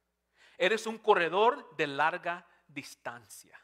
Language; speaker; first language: Spanish; non-native, fluent; English